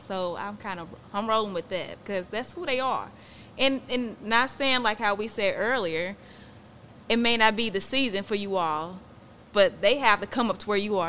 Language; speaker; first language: English; native; English